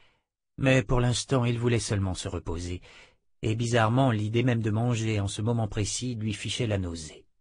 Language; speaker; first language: French; native; French